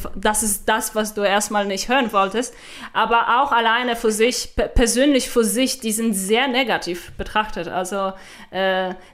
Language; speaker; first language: German; non-native, fluent; Polish